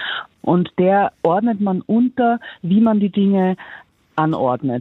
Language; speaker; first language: German; native; German